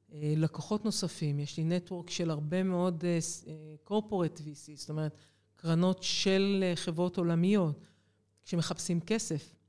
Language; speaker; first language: Hebrew; native; Hebrew